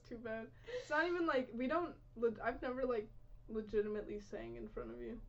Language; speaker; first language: English; native; English